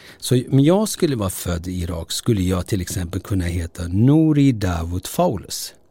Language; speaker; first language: Swedish; early bilingual, other home language; Turoyo